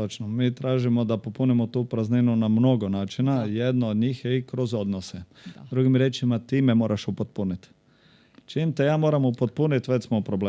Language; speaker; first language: Croatian; native; Croatian